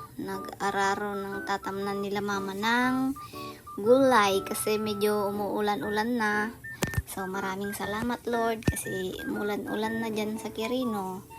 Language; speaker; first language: Filipino; non-native, local second language; Iloko